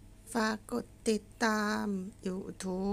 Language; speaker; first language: Swedish; non-native, learner; Thai